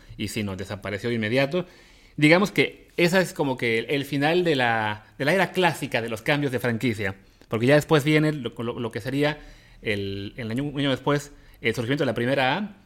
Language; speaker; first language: Spanish; native; Spanish